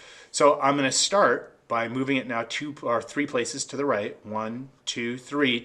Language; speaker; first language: English; native; English